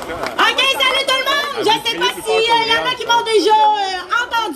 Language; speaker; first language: French; native; French